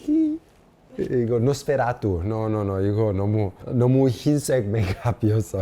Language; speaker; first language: Korean; non-native, fluent; Italian